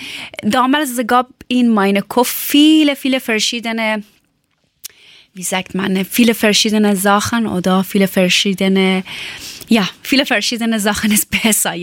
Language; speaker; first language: German; non-native, learner; Persian